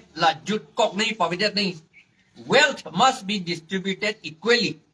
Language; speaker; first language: English; non-native, local second language; Karbi